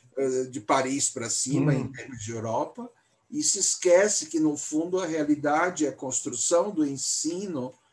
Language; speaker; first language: Portuguese; native; Portuguese